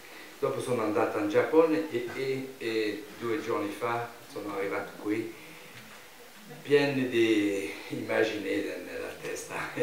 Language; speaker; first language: Italian; non-native, learner; French